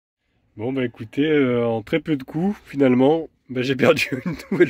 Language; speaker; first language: French; native; French